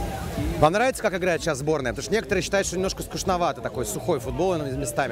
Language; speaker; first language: Russian; native; Russian